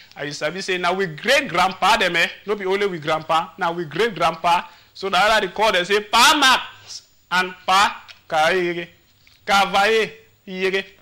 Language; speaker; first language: Nigerian Pidgin; native; Nigerian Pidgin